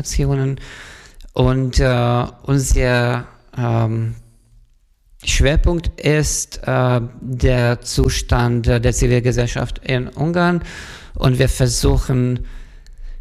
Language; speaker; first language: German; non-native, fluent; Hungarian